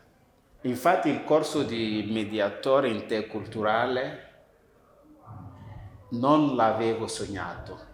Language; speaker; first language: Italian; non-native, fluent; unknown